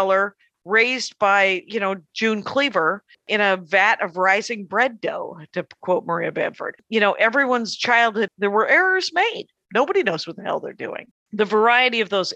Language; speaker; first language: English; native; English